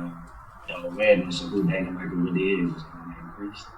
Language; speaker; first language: English; native; English